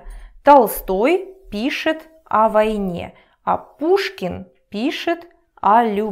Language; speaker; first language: Russian; non-native, learner; English